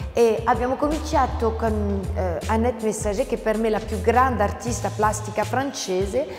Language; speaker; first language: Italian; non-native, fluent; French